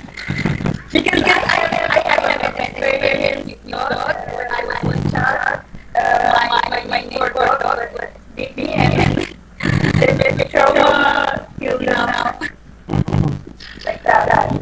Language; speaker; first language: English; non-native, learner; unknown